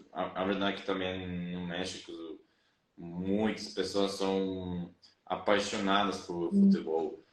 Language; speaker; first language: Portuguese; non-native, fluent; Spanish